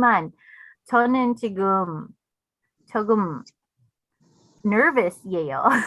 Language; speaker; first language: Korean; non-native, learner; English